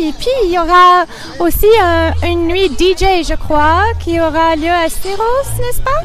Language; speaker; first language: French; non-native, local second language; English